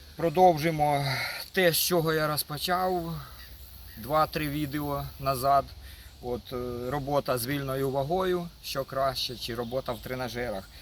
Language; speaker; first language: Ukrainian; non-native, local second language; Russian